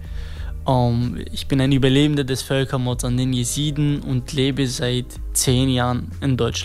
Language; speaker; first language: German; non-native, fluent; Kurdish